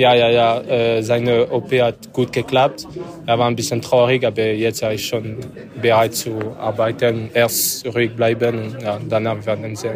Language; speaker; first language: German; non-native, learner; French